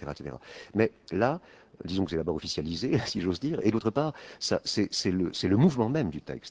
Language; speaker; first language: French; native; French